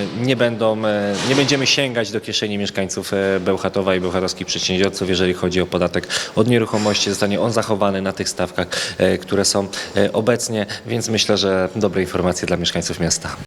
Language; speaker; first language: Polish; native; Polish